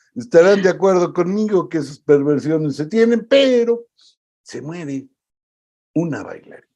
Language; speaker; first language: Spanish; native; Spanish